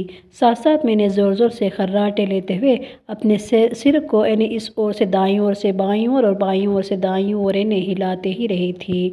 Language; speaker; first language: Hindi; non-native, local second language; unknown